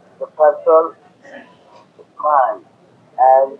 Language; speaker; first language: English; non-native, learner; Bangla